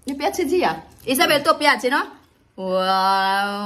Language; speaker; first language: Italian; non-native, learner; Filipino